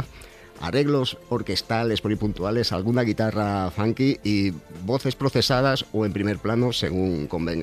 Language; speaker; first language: Spanish; native; Spanish